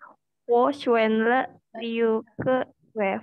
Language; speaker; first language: Chinese; non-native, learner; Indonesian